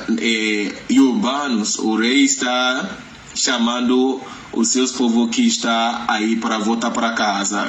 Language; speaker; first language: Portuguese; non-native, learner; Yoruba